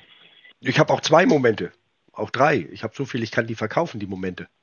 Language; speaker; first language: German; native; German